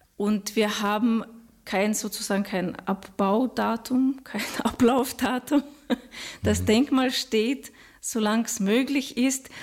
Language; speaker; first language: German; non-native, fluent; Russian